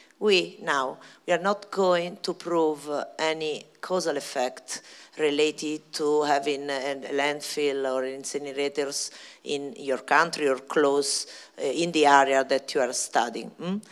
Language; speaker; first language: English; non-native, fluent; Italian